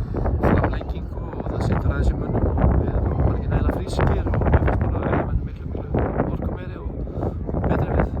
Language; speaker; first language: Icelandic; native; Icelandic